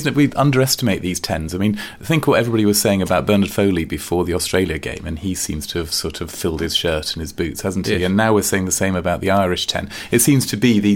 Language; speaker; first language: English; native; English